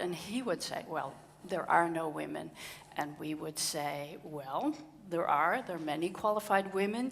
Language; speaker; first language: English; non-native, fluent; Dutch